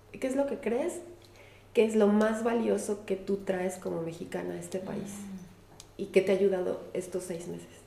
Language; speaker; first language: Spanish; native; Spanish